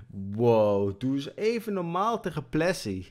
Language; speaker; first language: Dutch; native; Dutch